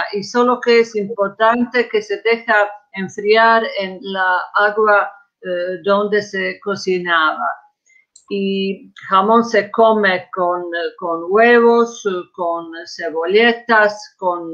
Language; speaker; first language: Spanish; non-native, fluent; Croatian